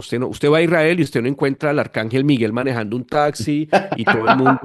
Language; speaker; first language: Spanish; native; Spanish